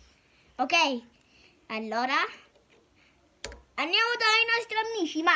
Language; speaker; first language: Italian; early bilingual, heritage; Italian